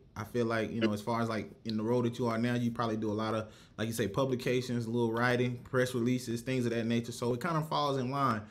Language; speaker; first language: English; native; English